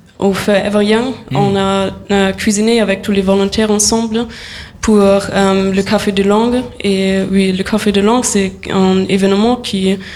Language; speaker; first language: French; non-native, learner; German